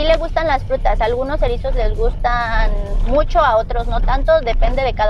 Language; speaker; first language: Spanish; native; Spanish